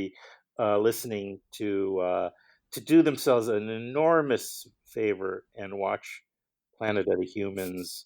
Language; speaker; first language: English; native; English